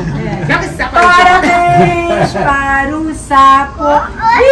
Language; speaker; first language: Portuguese; native; Portuguese